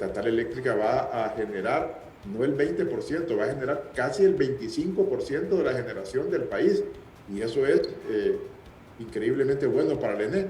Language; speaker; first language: Spanish; native; Spanish